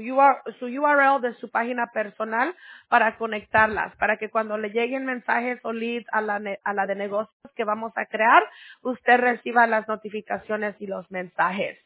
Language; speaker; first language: Spanish; early bilingual, heritage; Spanish